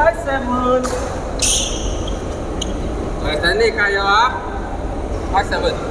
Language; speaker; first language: Chinese; early bilingual, heritage; Chinese